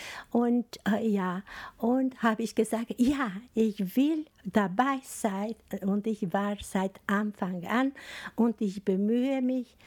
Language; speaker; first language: German; non-native, learner; Albanian